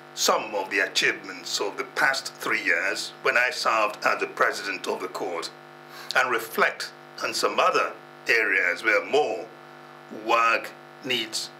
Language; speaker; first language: English; non-native, local second language; Igbo